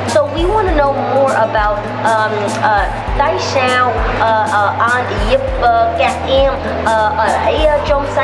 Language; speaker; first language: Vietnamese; non-native, learner; English